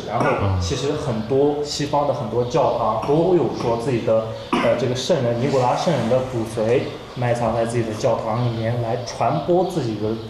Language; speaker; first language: Chinese; native; Chinese